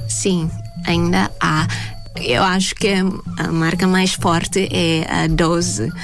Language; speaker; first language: Portuguese; non-native, fluent; Thai